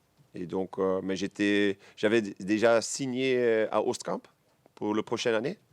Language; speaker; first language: French; non-native, local second language; Dutch